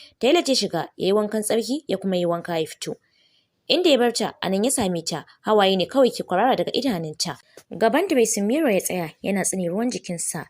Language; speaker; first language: Hausa; native; Hausa